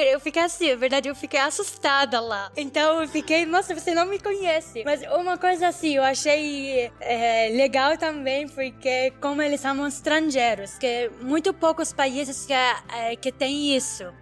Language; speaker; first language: Portuguese; non-native, learner; Arabic